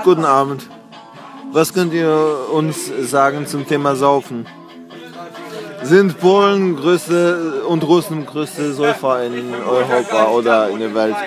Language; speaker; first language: German; non-native, fluent; Polish